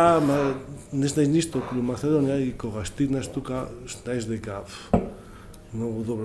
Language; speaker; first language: Macedonian; non-native, learner; Spanish